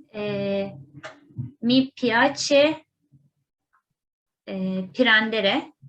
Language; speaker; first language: Italian; non-native, learner; Turkish